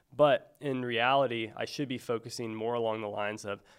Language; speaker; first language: English; native; English